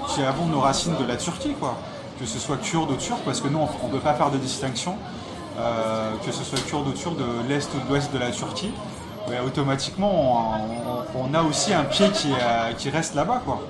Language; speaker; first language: French; native; French